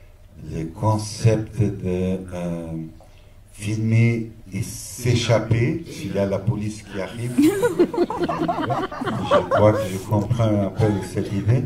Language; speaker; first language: French; non-native, fluent; Portuguese